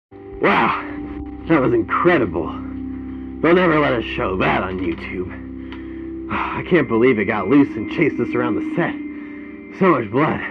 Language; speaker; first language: English; native; English